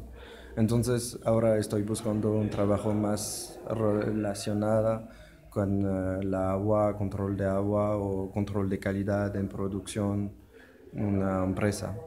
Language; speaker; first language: Spanish; non-native, learner; French